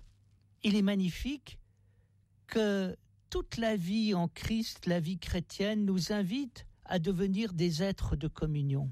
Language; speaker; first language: French; native; French